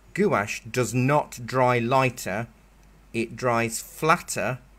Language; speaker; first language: English; native; English